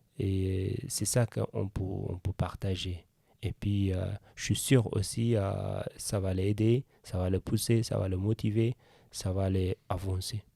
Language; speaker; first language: French; non-native, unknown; Tigrinya